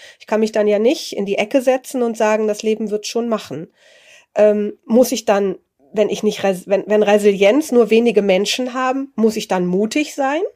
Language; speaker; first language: German; native; German